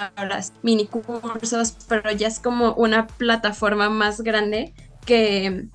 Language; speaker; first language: Spanish; native; Spanish